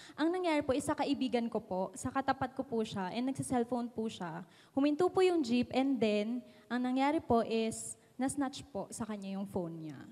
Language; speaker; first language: Filipino; native; Filipino